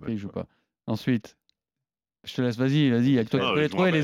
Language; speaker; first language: French; native; French